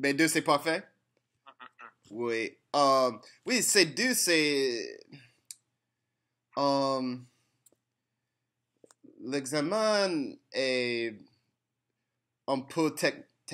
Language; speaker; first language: French; non-native, learner; English